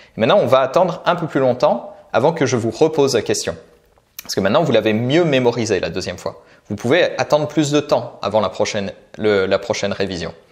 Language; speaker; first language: French; native; French